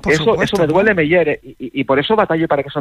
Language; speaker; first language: Spanish; native; Spanish